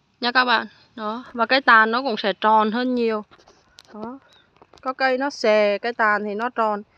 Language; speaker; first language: Vietnamese; native; Vietnamese